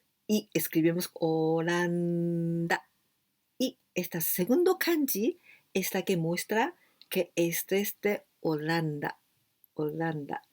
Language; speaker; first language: Spanish; non-native, fluent; Japanese